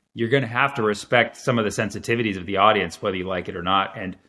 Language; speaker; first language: English; early bilingual, other home language; Arabic